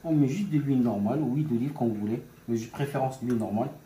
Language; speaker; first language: French; non-native, local second language; Arabic